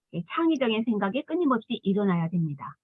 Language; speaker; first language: Korean; native; Korean